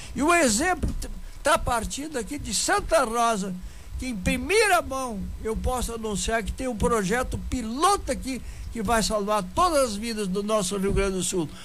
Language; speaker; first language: Portuguese; non-native, local second language; German